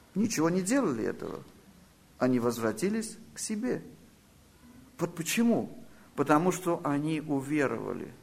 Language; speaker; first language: Russian; non-native, fluent; Armenian